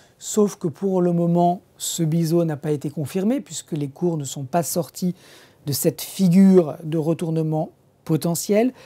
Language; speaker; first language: French; native; French